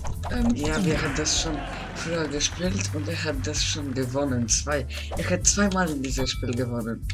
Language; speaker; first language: German; non-native, learner; Polish